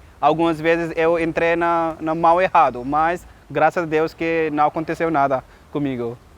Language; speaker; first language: Portuguese; non-native, learner; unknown